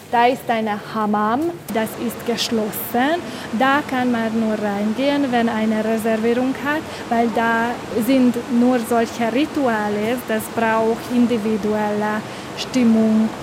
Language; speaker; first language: German; non-native, fluent; Hungarian